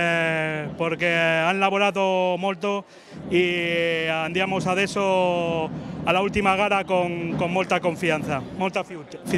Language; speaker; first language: Italian; non-native, learner; Spanish